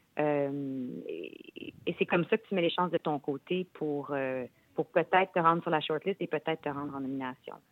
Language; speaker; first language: French; native; French